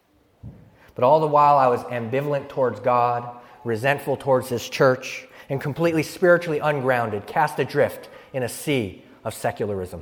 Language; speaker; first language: English; native; English